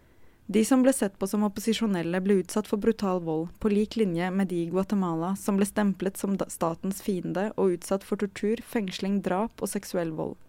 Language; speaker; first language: Norwegian; native; Norwegian